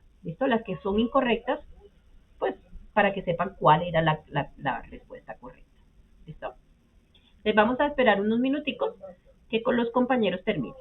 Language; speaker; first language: Spanish; native; Spanish